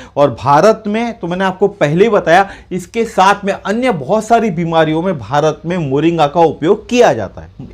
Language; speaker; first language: Hindi; non-native, local second language; Marathi